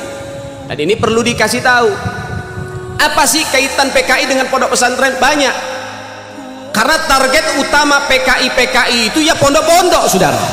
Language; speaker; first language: Indonesian; native; Indonesian